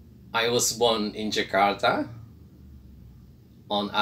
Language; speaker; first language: English; non-native, fluent; Indonesian